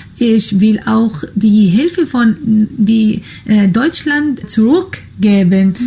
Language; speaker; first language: German; non-native, learner; Arabic